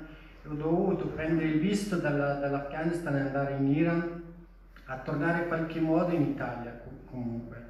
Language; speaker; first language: Italian; non-native, fluent; Persian